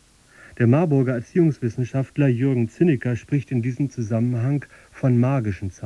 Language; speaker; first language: German; native; German